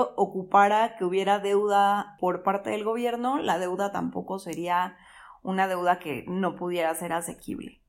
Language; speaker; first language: Spanish; native; Spanish